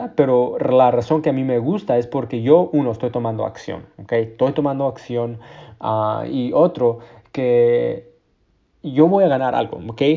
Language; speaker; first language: Spanish; early bilingual, heritage; Spanish